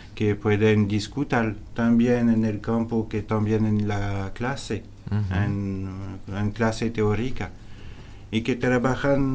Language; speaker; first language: Spanish; non-native, learner; French